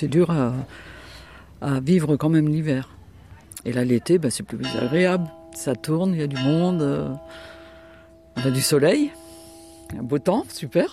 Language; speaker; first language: French; native; French